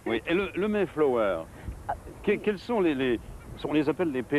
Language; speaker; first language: French; native; French